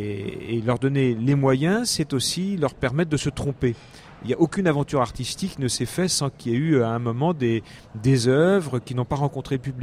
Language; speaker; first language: French; native; French